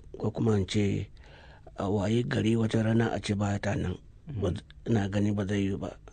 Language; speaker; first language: Hausa; non-native, local second language; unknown